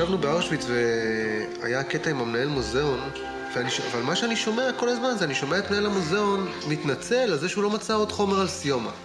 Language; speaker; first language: Hebrew; native; Hebrew